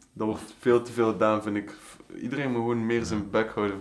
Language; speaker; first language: Dutch; native; Dutch